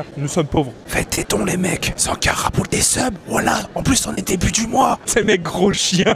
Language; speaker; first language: French; native; French